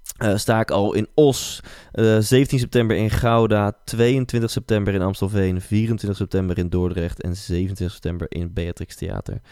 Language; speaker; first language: Dutch; native; Dutch